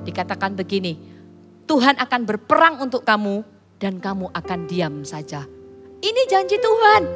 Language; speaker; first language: Indonesian; native; Indonesian